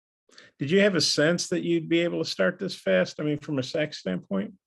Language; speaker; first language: English; native; English